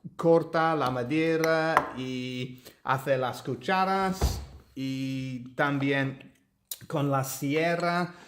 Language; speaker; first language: Spanish; non-native, learner; English